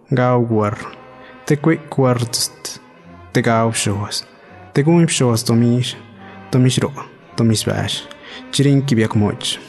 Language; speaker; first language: Spanish; native; Spanish